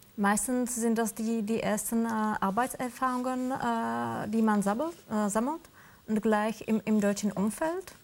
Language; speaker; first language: German; non-native, fluent; Czech